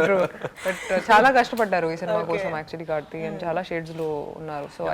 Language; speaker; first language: Telugu; non-native, fluent; Hindi